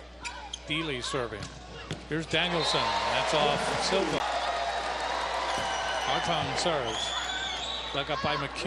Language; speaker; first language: English; native; English